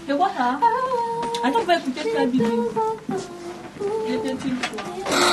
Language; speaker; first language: French; non-native, learner; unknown